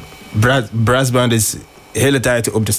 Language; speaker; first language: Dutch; non-native, learner; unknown